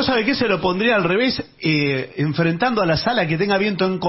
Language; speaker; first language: Spanish; native; Spanish